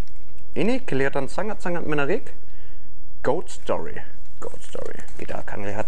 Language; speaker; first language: Indonesian; non-native, fluent; German